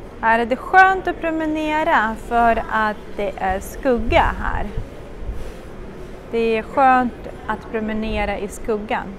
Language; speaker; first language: Swedish; non-native, fluent; Russian